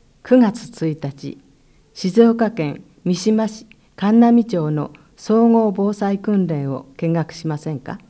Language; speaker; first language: Japanese; native; Japanese